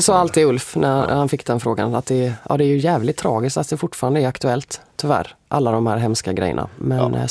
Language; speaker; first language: Swedish; native; Swedish